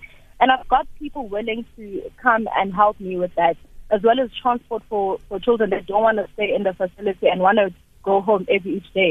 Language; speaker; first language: English; non-native, local second language; Zulu